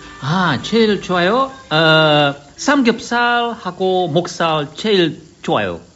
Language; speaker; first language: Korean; non-native, learner; Czech